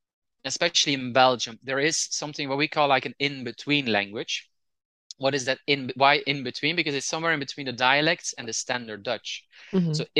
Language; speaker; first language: English; non-native, fluent; Dutch